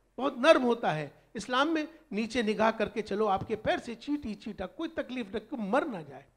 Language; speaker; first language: Hindi; native; Hindi